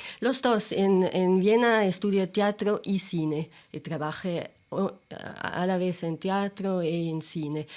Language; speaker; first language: Spanish; non-native, fluent; German